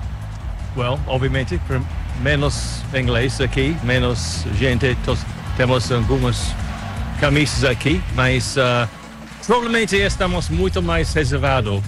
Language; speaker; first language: Portuguese; non-native, learner; English